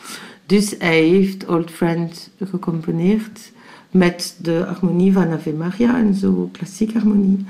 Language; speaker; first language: Dutch; non-native, local second language; French